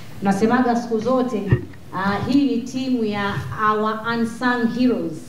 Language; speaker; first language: Swahili; native; Swahili